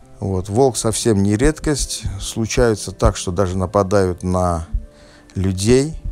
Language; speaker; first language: Russian; non-native, local second language; Tajik